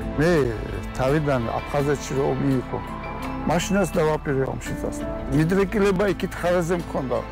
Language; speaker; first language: Georgian; non-native, local second language; Chechen